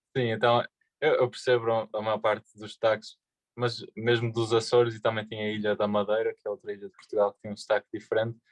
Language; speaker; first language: Portuguese; native; Portuguese